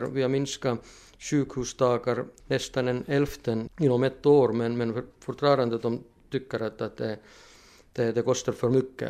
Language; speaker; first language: Swedish; non-native, fluent; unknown